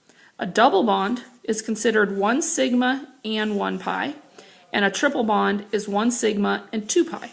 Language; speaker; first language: English; native; English